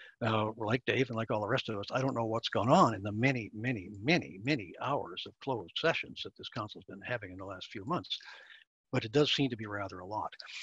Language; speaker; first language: English; native; English